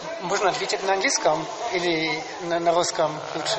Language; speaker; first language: Russian; non-native, learner; German